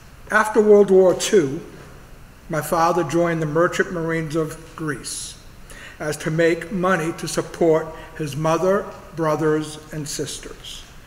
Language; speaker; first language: English; native; English